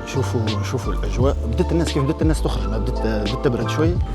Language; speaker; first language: Arabic; native; Arabic